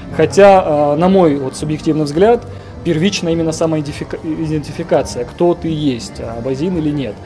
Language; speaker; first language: Russian; native; Russian